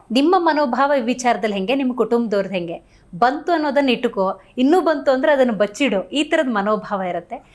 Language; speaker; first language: Kannada; native; Kannada